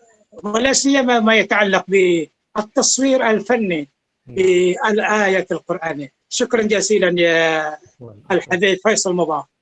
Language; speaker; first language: Arabic; non-native, fluent; Indonesian